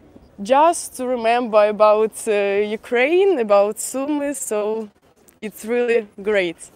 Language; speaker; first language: English; non-native, fluent; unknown